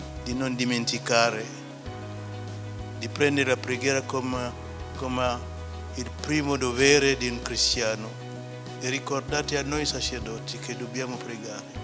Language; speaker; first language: Italian; non-native, fluent; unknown